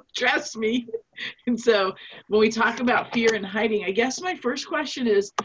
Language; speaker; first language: English; non-native, fluent; German